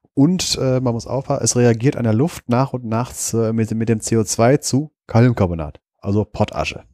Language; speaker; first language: German; native; German